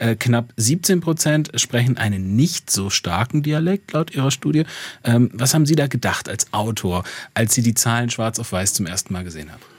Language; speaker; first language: German; native; German